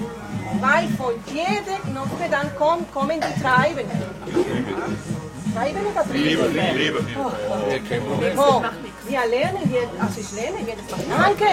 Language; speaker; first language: German; non-native, fluent; French